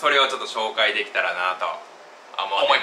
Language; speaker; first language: Japanese; native; Japanese